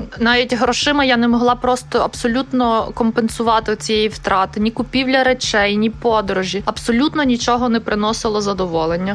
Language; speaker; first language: Ukrainian; native; Ukrainian